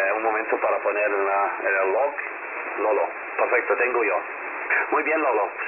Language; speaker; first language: Spanish; non-native, learner; English